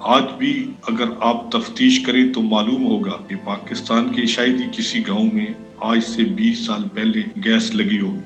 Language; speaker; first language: Urdu; non-native, local second language; Punjabi